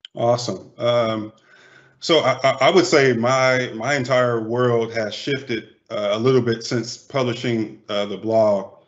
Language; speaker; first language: English; native; English